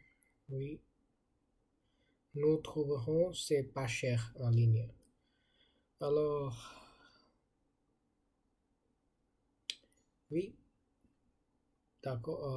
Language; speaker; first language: French; non-native, learner; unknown